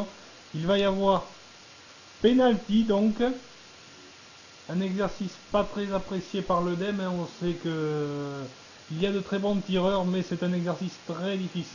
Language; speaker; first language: French; native; French